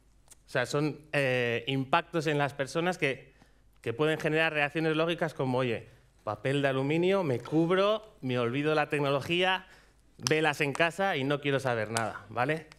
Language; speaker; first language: Spanish; native; Spanish